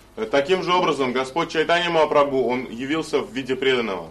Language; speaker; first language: Russian; native; Russian